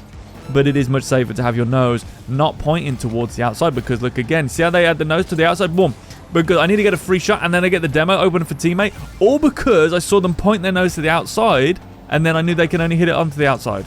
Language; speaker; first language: English; native; English